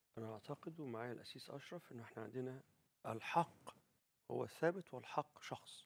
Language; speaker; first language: Arabic; native; Arabic